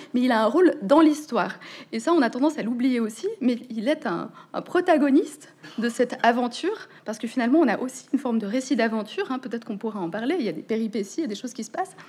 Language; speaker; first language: French; native; French